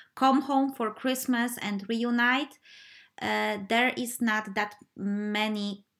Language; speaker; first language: English; non-native, fluent; Polish